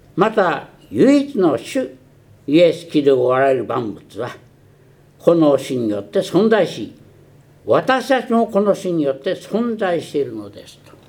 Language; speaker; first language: Japanese; early bilingual, heritage; Japanese